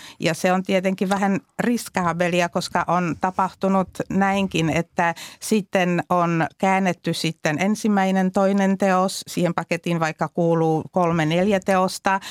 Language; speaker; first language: Finnish; non-native, fluent; Czech